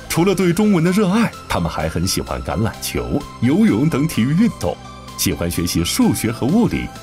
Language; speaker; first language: Chinese; native; Chinese